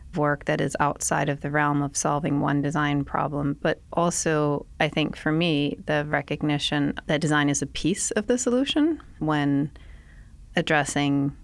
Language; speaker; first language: English; non-native, fluent; Danish